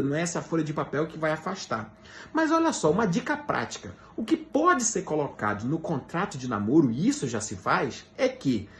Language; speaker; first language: Portuguese; native; Portuguese